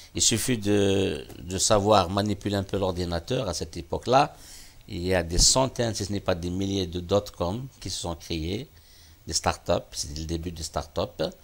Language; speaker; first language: French; non-native, local second language; Kabyle